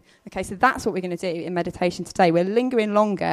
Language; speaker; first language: English; native; English